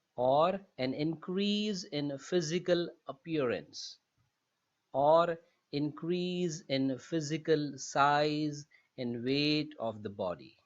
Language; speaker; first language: English; non-native, local second language; Urdu